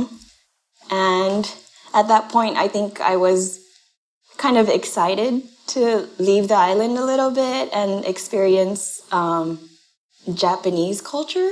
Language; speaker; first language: English; non-native, fluent; Japanese